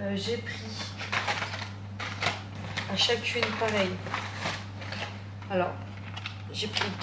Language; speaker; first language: French; native; French